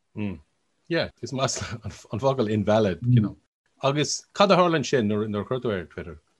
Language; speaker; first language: Irish; non-native, local second language; English